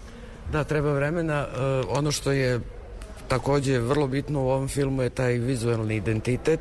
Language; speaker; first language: Serbian; native; Serbian